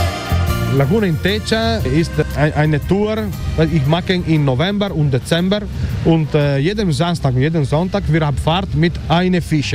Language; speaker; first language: German; non-native, learner; Italian